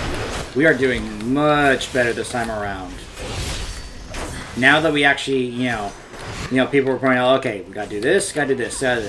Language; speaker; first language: English; native; English